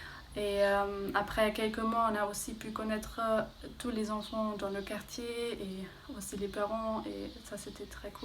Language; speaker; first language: French; non-native, fluent; German